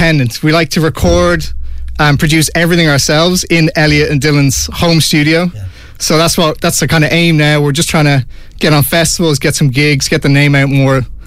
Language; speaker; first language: English; native; English